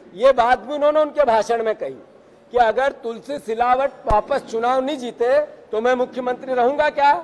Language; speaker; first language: Hindi; native; Hindi